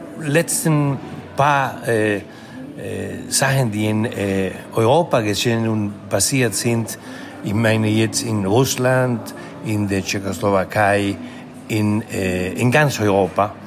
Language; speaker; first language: German; non-native, fluent; Spanish